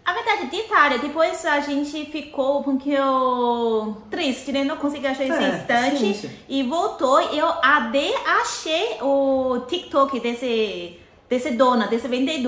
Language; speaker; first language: Portuguese; non-native, fluent; Chinese